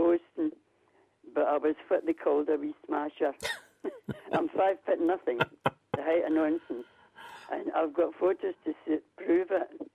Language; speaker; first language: English; native; English